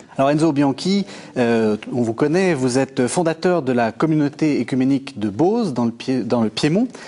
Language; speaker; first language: French; native; French